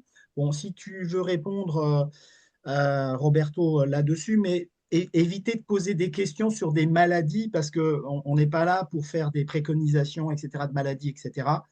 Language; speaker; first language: French; native; French